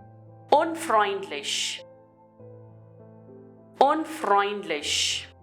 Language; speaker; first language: German; non-native, fluent; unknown